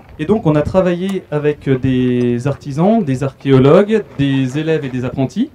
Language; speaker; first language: French; native; French